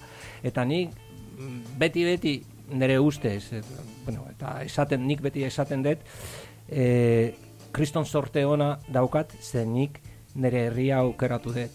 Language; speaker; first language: Basque; non-native, learner; Polish